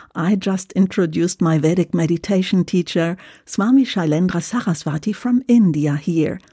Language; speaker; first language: English; non-native, fluent; German